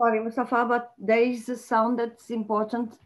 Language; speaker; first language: English; non-native, fluent; Portuguese